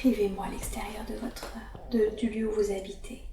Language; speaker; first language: French; native; French